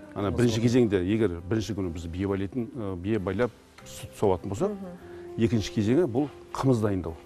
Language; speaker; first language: Kazakh; native; Kazakh